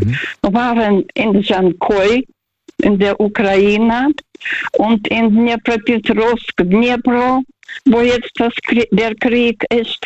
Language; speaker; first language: German; non-native, fluent; Russian